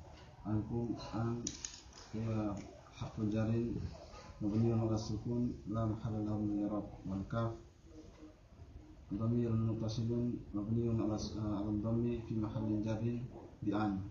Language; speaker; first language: Arabic; non-native, learner; Indonesian